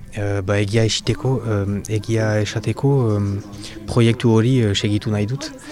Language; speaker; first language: Basque; non-native, local second language; French